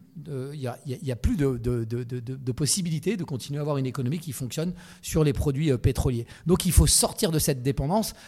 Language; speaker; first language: French; native; French